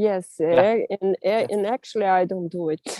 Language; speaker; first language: English; non-native, learner; Russian